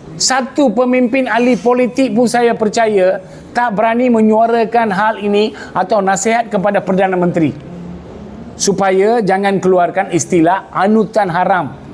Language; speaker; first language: Malay; non-native, local second language; Tamil